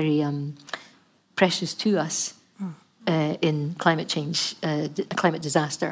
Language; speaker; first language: English; native; English